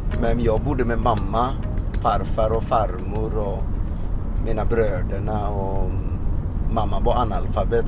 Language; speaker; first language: Swedish; non-native, fluent; Odia